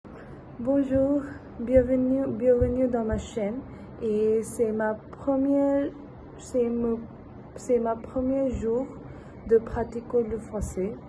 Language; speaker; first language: French; non-native, learner; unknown